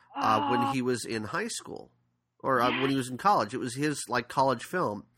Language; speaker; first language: English; native; English